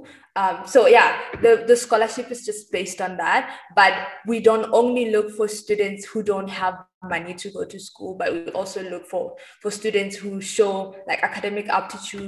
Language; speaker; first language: English; non-native, local second language; Tswana